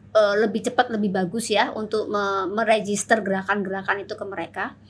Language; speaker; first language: Indonesian; native; Indonesian